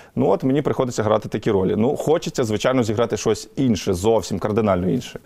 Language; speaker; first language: Ukrainian; native; Ukrainian